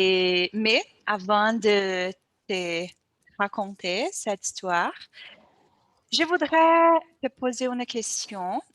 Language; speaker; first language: French; non-native, learner; Portuguese